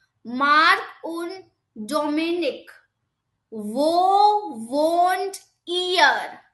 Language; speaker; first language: German; non-native, fluent; Hindi